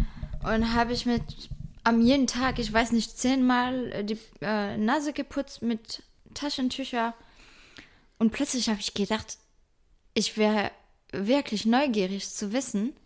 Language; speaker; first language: German; non-native, fluent; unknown